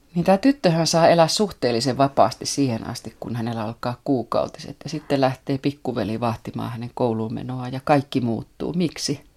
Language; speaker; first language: Finnish; native; Finnish